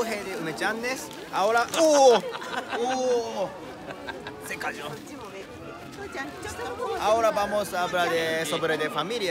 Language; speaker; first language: Spanish; non-native, learner; Japanese